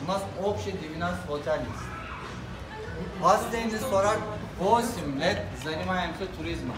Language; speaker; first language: Russian; non-native, learner; Turkish